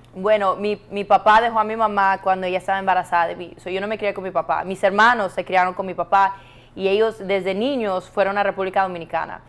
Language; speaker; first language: Spanish; early bilingual, heritage; Spanish